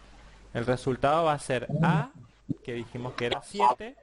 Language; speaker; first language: Spanish; native; Spanish